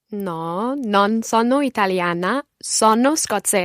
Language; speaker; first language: Italian; non-native, learner; English